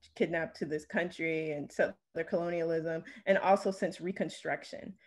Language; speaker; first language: English; native; English